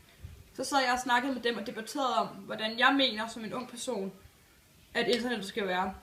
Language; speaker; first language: Danish; native; Danish